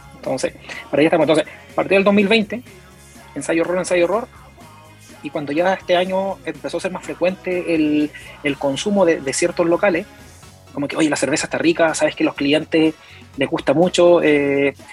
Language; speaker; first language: Spanish; native; Spanish